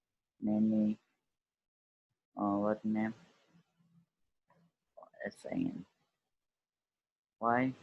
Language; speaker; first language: English; non-native, learner; Indonesian